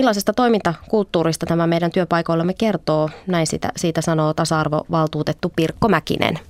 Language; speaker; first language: Finnish; native; Finnish